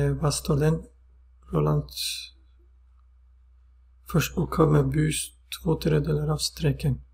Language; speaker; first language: Swedish; non-native, fluent; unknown